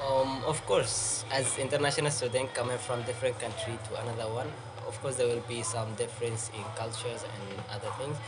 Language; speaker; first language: English; non-native, fluent; Arabic